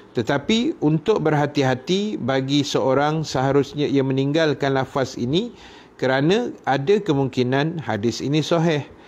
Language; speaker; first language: Malay; native; Malay